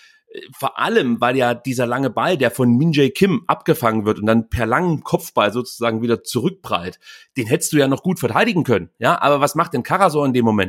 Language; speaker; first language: German; native; German